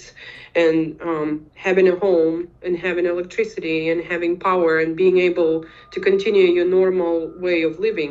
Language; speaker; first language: English; non-native, fluent; Ukrainian